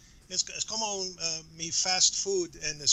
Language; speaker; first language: Spanish; non-native, fluent; English